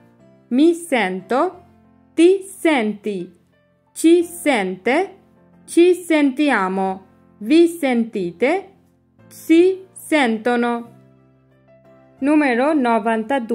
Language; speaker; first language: Italian; non-native, fluent; Bangla